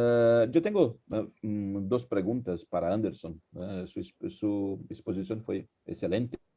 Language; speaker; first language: Spanish; non-native, fluent; Portuguese